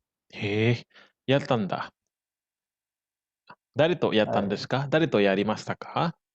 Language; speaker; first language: Japanese; non-native, fluent; Indonesian